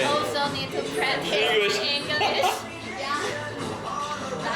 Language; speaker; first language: English; non-native, learner; Chinese